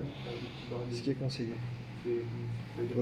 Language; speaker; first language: French; native; French